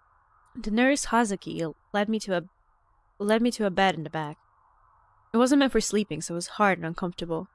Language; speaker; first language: English; non-native, fluent; Polish